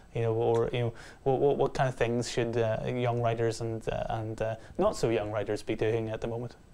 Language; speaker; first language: English; native; English